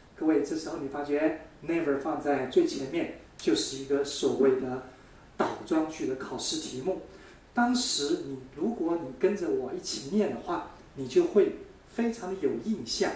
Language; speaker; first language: Chinese; native; Chinese